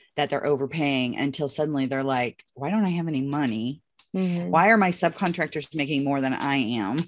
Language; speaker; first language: English; native; English